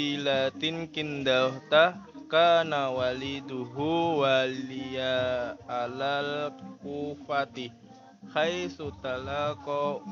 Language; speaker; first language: Arabic; non-native, learner; Indonesian